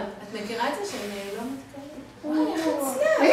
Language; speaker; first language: Hebrew; native; Hebrew